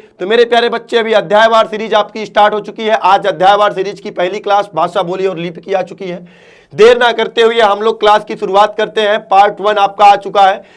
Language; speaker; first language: Hindi; native; Hindi